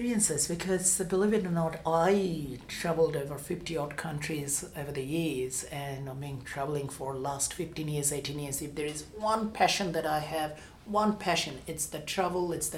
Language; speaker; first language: English; non-native, local second language; Bangla